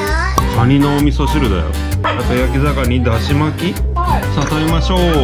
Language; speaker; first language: Japanese; native; Japanese